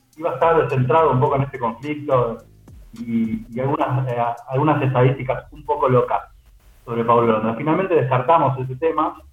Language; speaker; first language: Spanish; native; Spanish